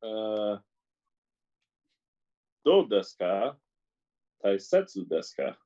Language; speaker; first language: Japanese; non-native, learner; English